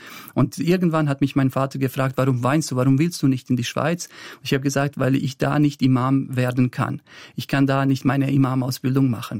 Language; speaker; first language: German; early bilingual, other home language; Bosnian